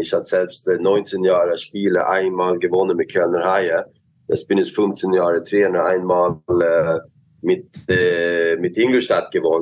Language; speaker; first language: German; non-native, fluent; Swedish